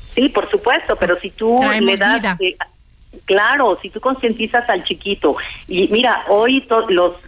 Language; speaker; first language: Spanish; native; Spanish